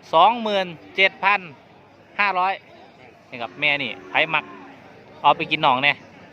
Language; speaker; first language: Thai; native; Thai